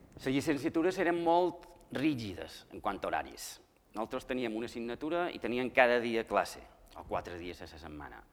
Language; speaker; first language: Catalan; native; Catalan